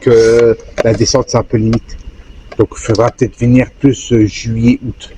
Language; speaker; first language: French; native; French